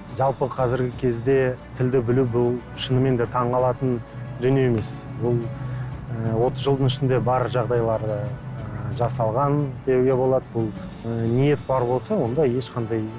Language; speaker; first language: Kazakh; non-native, local second language; Russian